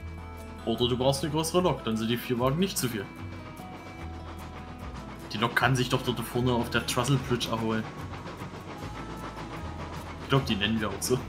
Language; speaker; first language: German; native; German